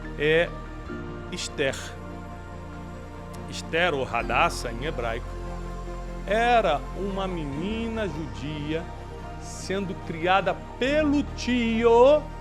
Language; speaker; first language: Portuguese; native; Portuguese